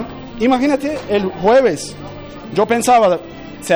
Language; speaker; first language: Spanish; non-native, learner; Turkish